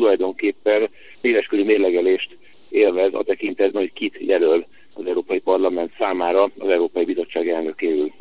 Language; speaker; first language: Hungarian; native; Hungarian